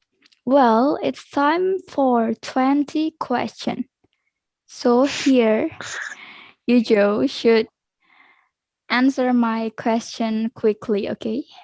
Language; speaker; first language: English; non-native, learner; Indonesian